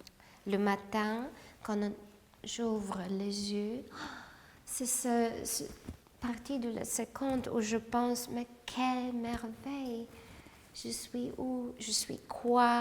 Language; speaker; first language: French; non-native, fluent; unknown